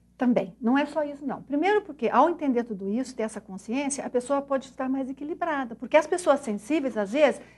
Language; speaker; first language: Portuguese; native; Portuguese